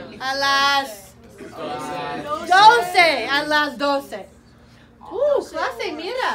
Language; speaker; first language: Spanish; non-native, fluent; English